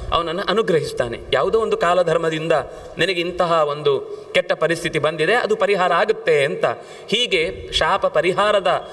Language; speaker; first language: Kannada; non-native, local second language; Tulu